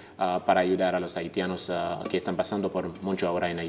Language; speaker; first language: Spanish; non-native, fluent; Haitian Creole